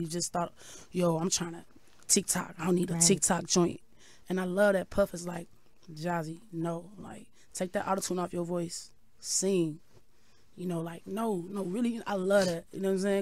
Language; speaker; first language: English; native; English